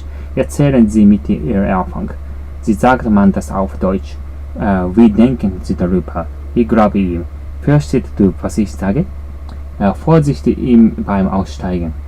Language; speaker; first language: German; non-native, learner; Japanese